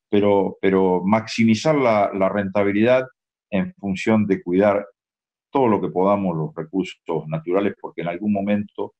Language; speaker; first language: Spanish; native; Spanish